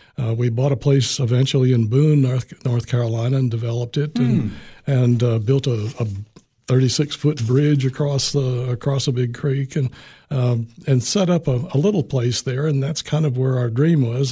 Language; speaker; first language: English; native; English